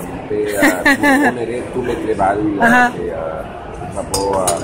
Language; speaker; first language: French; non-native, learner; Spanish